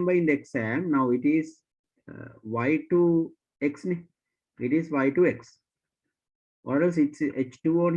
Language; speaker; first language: English; non-native, local second language; Sinhala